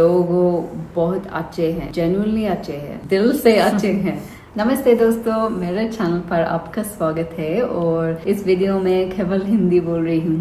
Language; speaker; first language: Hindi; non-native, learner; English